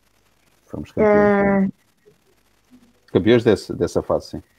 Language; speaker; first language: Portuguese; native; Portuguese